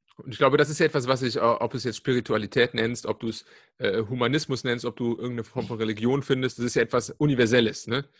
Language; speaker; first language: German; native; German